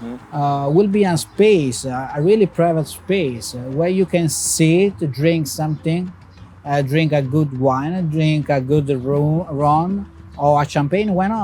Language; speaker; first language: English; non-native, fluent; Italian